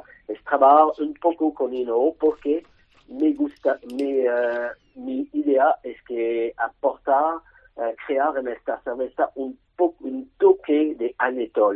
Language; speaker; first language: Spanish; non-native, learner; French